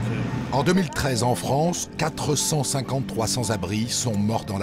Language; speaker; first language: French; native; French